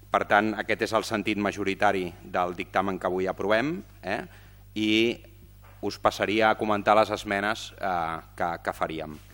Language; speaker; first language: Catalan; native; Catalan